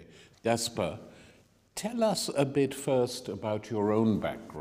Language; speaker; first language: English; native; English